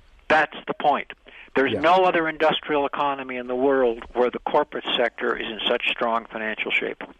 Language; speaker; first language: English; native; English